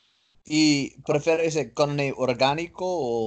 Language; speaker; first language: Spanish; non-native, learner; English